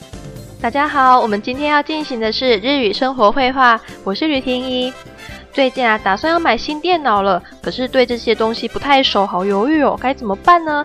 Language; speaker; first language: Chinese; native; Chinese